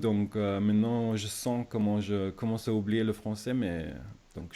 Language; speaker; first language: French; non-native, fluent; German